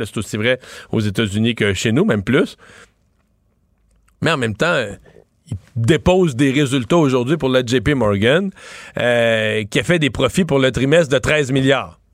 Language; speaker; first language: French; native; French